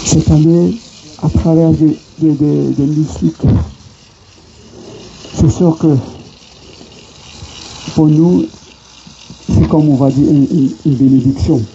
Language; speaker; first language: French; non-native, local second language; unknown